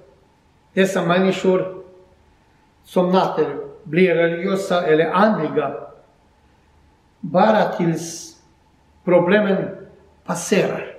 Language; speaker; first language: Swedish; non-native, fluent; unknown